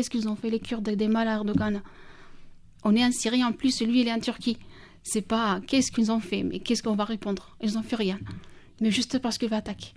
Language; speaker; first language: French; non-native, learner; Kurdish